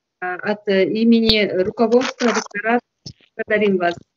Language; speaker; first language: Russian; non-native, local second language; Kyrgyz